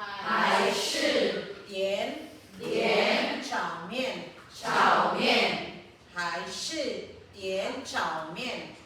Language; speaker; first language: Chinese; non-native, fluent; Filipino